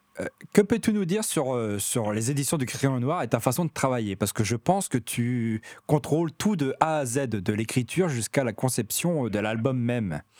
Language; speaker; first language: French; native; French